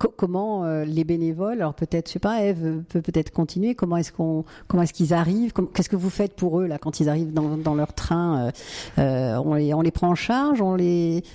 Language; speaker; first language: French; native; French